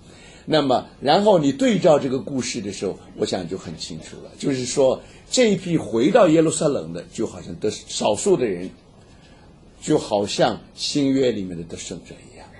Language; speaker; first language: Chinese; native; Chinese